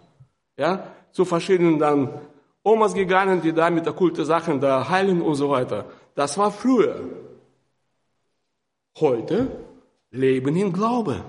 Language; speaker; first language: German; non-native, fluent; Russian